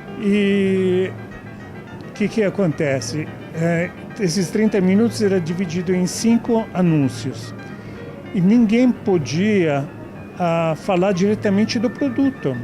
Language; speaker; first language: Portuguese; non-native, fluent; Italian